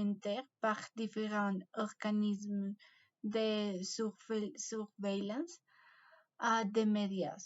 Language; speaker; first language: French; non-native, learner; Spanish